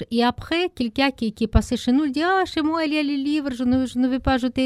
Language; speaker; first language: French; non-native, learner; Russian